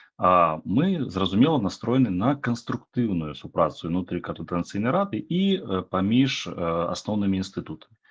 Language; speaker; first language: Belarusian; non-native, local second language; Russian